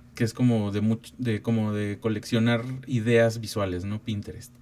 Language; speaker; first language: Spanish; native; Spanish